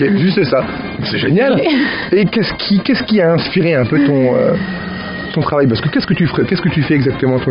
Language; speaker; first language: French; native; French